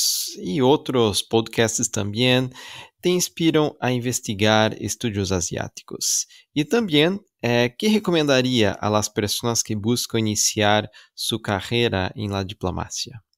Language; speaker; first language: Spanish; non-native, fluent; Portuguese